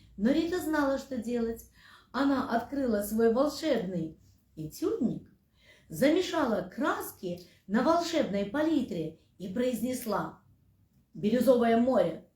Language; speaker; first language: Russian; native; Russian